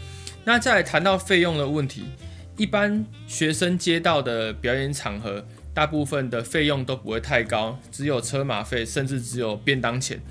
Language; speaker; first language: Chinese; native; Chinese